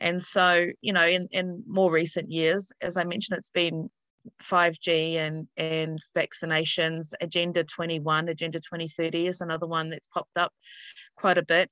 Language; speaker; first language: English; native; English